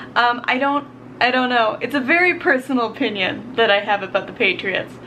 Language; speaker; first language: English; native; English